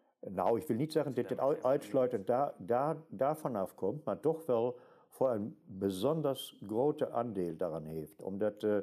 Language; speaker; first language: Dutch; non-native, fluent; German